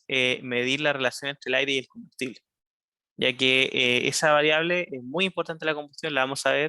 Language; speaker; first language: Spanish; native; Spanish